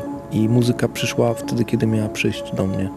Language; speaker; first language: Polish; native; Polish